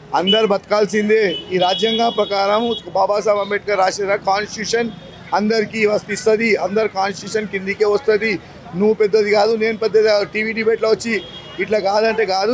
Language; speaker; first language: Telugu; non-native, local second language; Gujarati